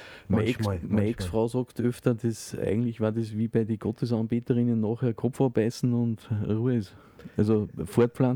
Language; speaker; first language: German; native; German